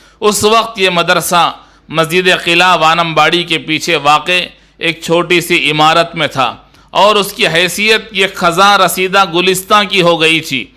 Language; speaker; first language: Urdu; native; Urdu